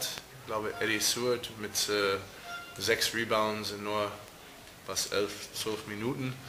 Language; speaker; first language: German; non-native, fluent; English